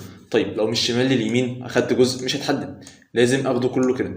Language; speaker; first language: Arabic; native; Arabic